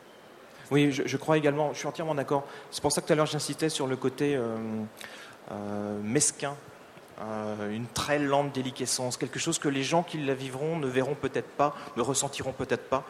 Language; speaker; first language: French; native; French